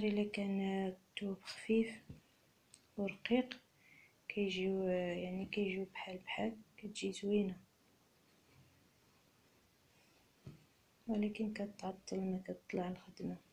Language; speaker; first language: Arabic; native; Arabic